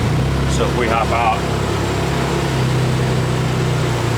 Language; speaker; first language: English; native; English